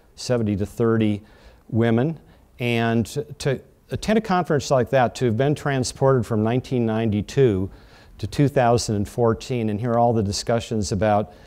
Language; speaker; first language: English; native; English